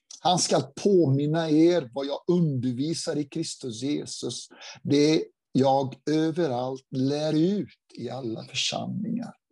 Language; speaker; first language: Swedish; non-native, fluent; Portuguese